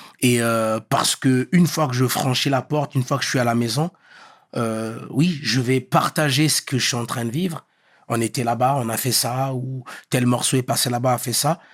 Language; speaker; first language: French; early bilingual, other home language; Lingala